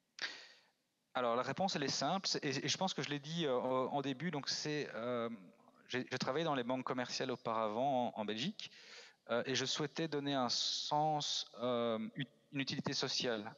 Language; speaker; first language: French; native; French